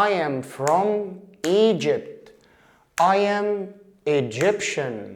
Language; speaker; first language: English; non-native, fluent; Arabic